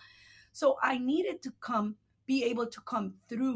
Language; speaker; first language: English; non-native, fluent; Spanish